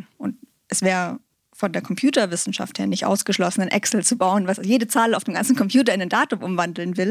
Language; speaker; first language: German; native; German